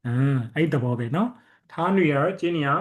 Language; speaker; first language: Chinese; non-native, fluent; Burmese